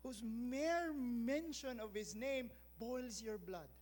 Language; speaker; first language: English; non-native, local second language; Filipino